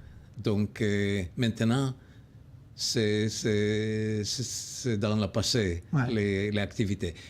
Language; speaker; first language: French; non-native, learner; Hebrew